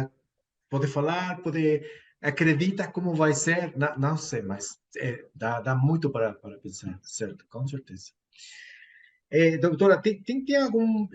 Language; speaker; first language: Portuguese; non-native, fluent; Spanish